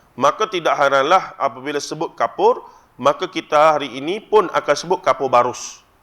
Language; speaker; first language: Malay; native; Malay